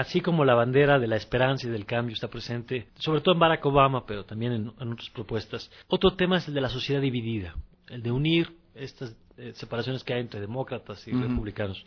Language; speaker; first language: Spanish; native; Spanish